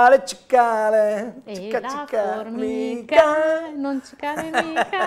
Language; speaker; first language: Italian; native; Italian